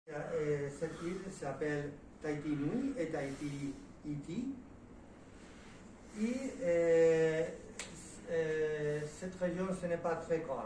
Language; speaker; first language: French; non-native, learner; Spanish